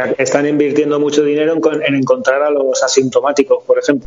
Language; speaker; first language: Spanish; native; Spanish